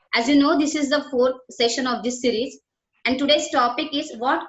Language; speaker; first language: English; non-native, local second language; Marathi